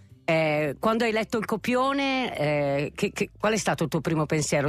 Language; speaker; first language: Italian; native; Italian